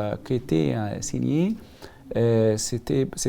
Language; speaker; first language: French; non-native, learner; Arabic